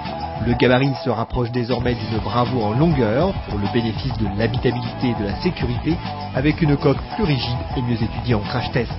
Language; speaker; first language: French; native; French